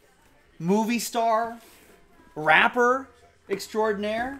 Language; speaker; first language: English; native; English